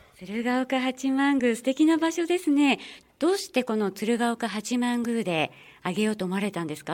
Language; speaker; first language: Japanese; native; Japanese